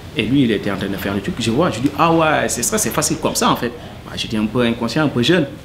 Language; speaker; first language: French; non-native, local second language; Wolof